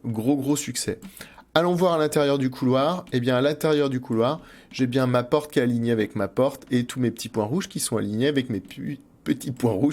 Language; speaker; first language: French; native; French